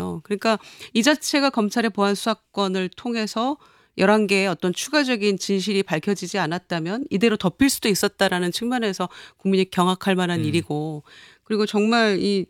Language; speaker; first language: Korean; native; Korean